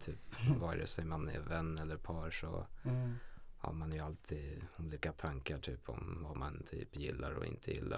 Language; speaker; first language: Swedish; native; Swedish